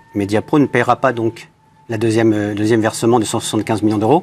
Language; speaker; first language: French; native; French